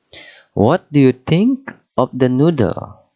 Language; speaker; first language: English; non-native, fluent; Indonesian